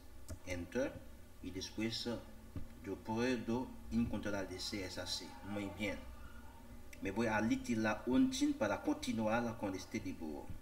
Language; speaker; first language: Spanish; non-native, learner; Haitian Creole